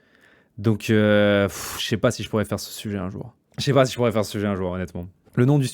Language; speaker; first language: French; native; French